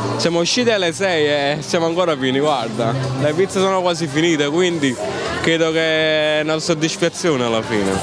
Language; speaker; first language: Italian; native; Italian